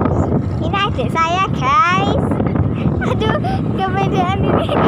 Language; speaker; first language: Indonesian; native; Indonesian